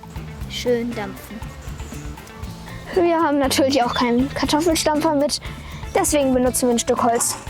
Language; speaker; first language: German; native; German